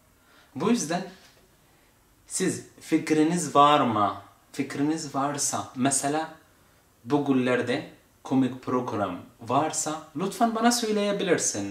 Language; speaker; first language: Turkish; non-native, fluent; Arabic